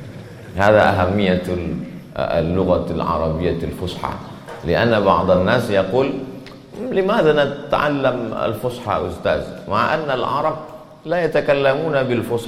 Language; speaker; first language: Arabic; non-native, fluent; Indonesian